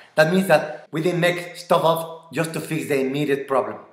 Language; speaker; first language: English; non-native, fluent; Spanish